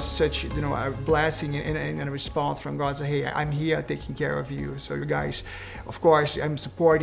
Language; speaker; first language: English; non-native, fluent; Portuguese